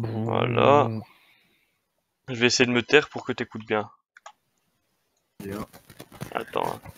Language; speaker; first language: French; native; French